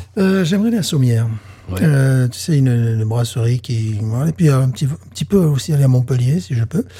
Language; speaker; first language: French; native; French